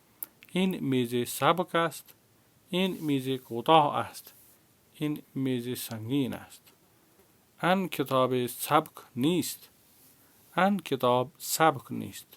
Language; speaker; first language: Persian; non-native, fluent; Urdu